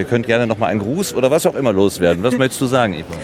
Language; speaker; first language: German; native; German